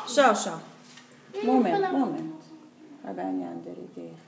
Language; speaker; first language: German; non-native, learner; Bulgarian